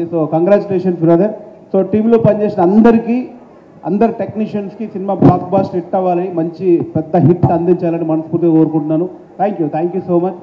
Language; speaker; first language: Telugu; native; Telugu